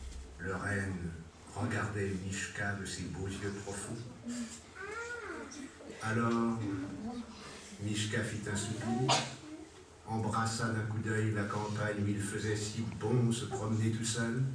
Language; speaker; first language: French; native; French